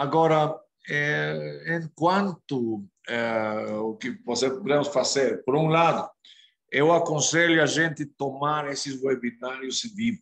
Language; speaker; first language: Portuguese; non-native, fluent; Spanish